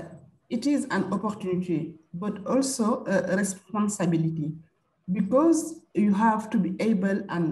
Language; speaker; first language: English; non-native, fluent; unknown